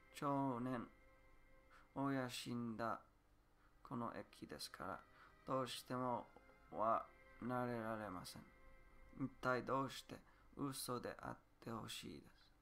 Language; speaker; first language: Japanese; non-native, learner; English